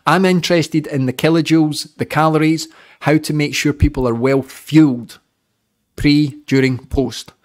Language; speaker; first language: English; native; English